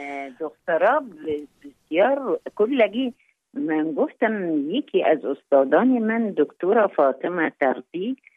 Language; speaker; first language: Persian; non-native, fluent; Arabic